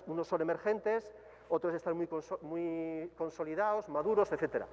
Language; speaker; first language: Spanish; native; Spanish